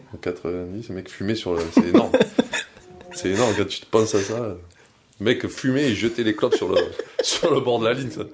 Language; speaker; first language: French; native; French